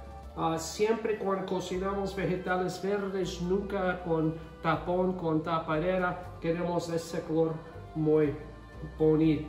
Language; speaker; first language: Spanish; non-native, fluent; English